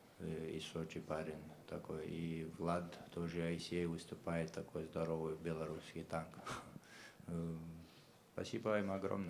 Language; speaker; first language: Russian; non-native, local second language; Chechen